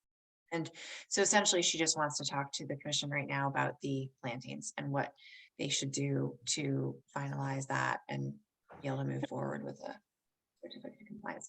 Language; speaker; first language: English; native; English